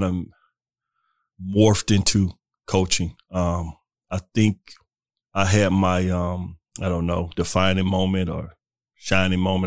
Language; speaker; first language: English; native; English